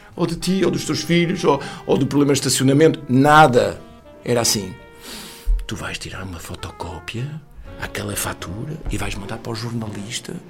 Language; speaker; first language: Portuguese; early bilingual, heritage; French